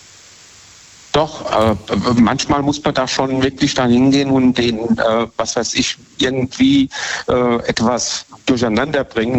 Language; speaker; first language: German; native; German